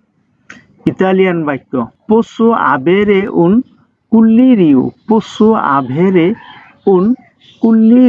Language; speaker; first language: Italian; non-native, fluent; Bangla